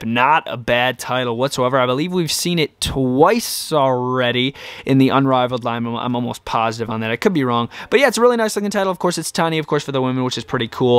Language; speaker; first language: English; native; English